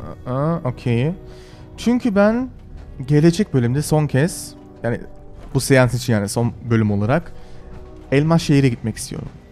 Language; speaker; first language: Turkish; early bilingual, heritage; Turkish